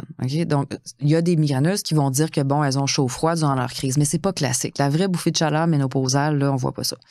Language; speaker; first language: French; native; French